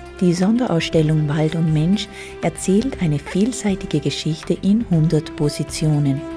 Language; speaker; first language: German; native; German